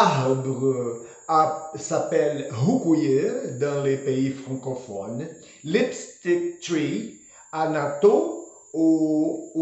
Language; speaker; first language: French; non-native, learner; Portuguese